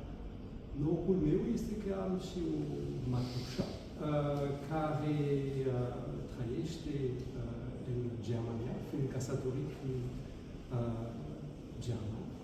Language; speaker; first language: Romanian; non-native, fluent; French